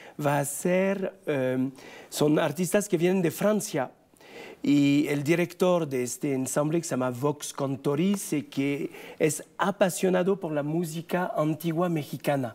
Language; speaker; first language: Spanish; non-native, fluent; French